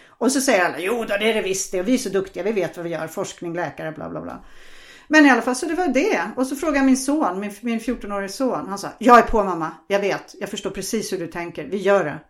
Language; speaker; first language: Swedish; non-native, fluent; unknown